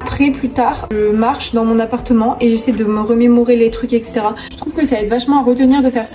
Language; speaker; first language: French; native; French